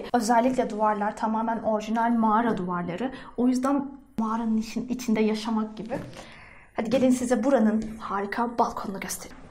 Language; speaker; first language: Turkish; native; Turkish